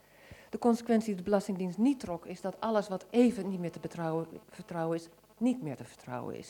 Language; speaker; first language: Dutch; native; Dutch